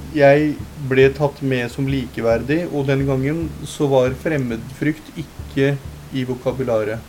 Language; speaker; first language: Norwegian; early bilingual, other home language; Punjabi